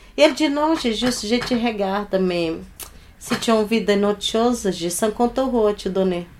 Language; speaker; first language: French; early bilingual, other home language; Portuguese